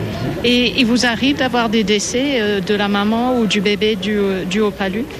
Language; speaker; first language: French; native; French